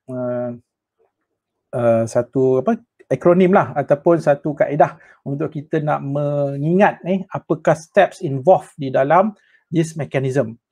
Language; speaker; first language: Malay; native; Malay